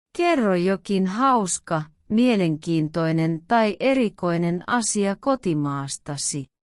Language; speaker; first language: Finnish; non-native, learner; Vietnamese